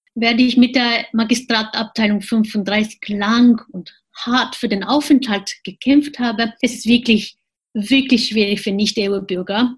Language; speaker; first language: German; non-native, fluent; Japanese